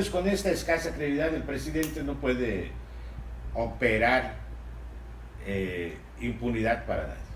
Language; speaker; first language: Spanish; native; Spanish